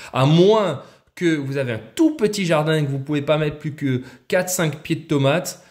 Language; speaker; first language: French; native; French